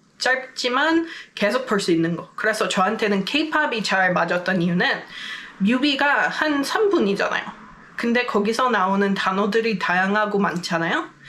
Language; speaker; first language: Korean; non-native, fluent; English